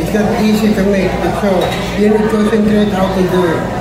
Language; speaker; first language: English; non-native, learner; Filipino